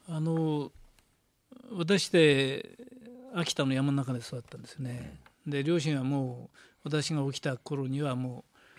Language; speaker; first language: Japanese; native; Japanese